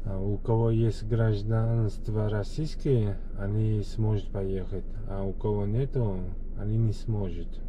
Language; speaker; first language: Russian; non-native, fluent; Uzbek